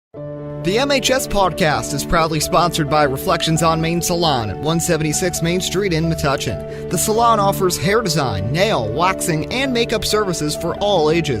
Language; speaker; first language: English; native; English